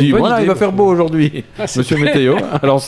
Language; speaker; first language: French; native; French